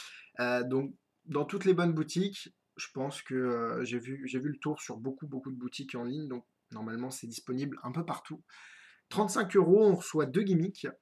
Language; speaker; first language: French; native; French